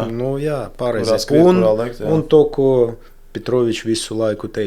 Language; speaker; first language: Latvian; non-native, local second language; Russian